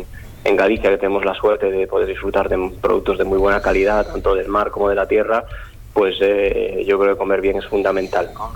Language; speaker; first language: Spanish; native; Spanish